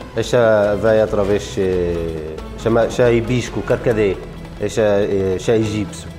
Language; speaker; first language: Portuguese; non-native, learner; Arabic